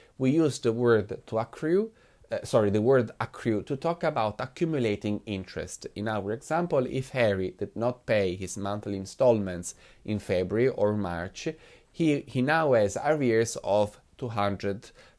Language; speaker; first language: English; non-native, fluent; Italian